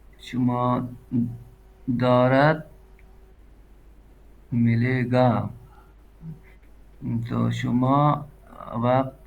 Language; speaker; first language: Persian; non-native, learner; Urdu